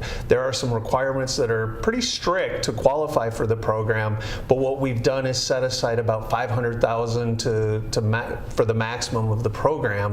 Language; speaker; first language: English; native; English